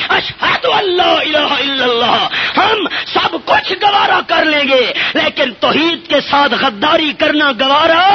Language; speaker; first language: Urdu; non-native, local second language; Pashto